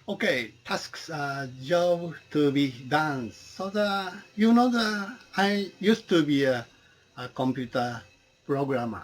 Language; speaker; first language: English; non-native, learner; Japanese